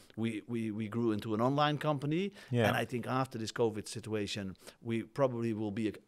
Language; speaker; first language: English; non-native, fluent; Dutch